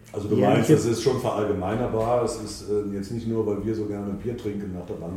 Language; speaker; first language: German; native; German